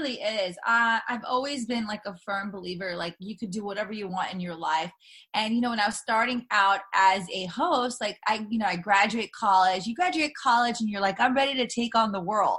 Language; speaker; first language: English; native; English